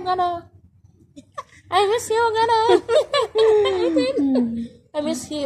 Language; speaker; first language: English; non-native, learner; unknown